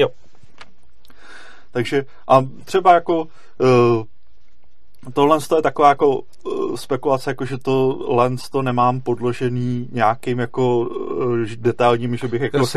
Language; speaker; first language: Czech; native; Czech